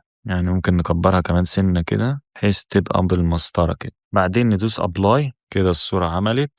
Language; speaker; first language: Arabic; native; Arabic